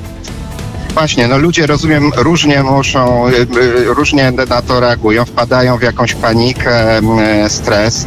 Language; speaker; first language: Polish; native; Polish